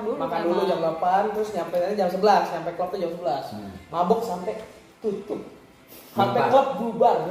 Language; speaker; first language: Indonesian; native; Indonesian